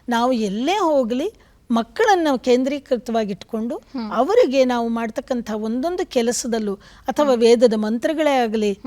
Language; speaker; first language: Kannada; native; Kannada